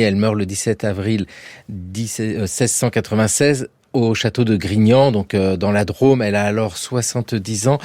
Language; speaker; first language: French; native; French